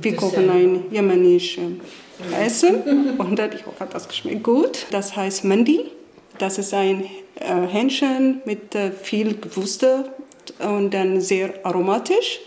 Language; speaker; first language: German; non-native, learner; Arabic